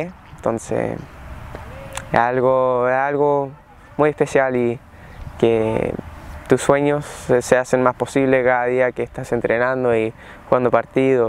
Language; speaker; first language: Spanish; early bilingual, heritage; Spanish